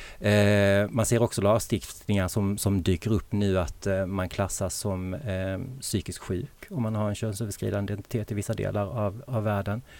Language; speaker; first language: Swedish; native; Swedish